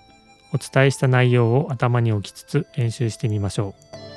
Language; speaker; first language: Japanese; native; Japanese